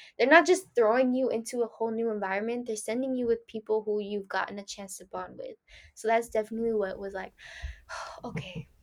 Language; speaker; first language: English; early bilingual, other home language; Spanish